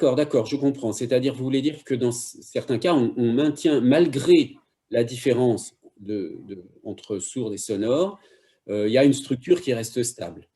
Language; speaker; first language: French; native; French